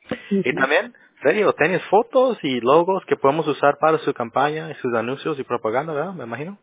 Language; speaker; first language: Spanish; early bilingual, heritage; Spanish